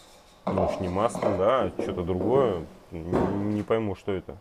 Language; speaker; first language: Russian; native; Russian